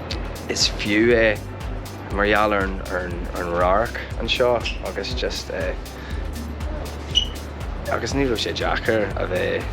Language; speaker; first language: Irish; non-native, local second language; English